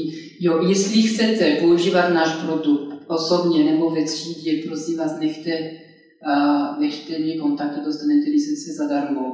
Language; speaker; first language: Czech; non-native, fluent; French